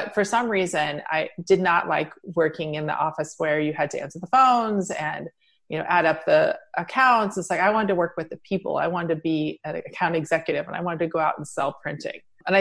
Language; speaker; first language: English; native; English